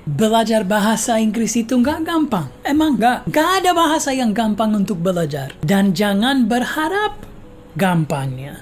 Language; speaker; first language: Indonesian; non-native, fluent; English